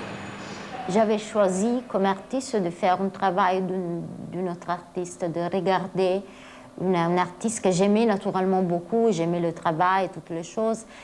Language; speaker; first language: French; non-native, fluent; Italian